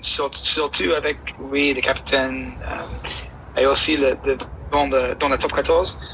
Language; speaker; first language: French; non-native, learner; English